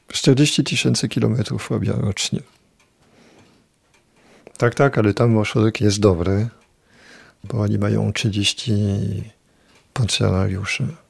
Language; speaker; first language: Polish; non-native, fluent; French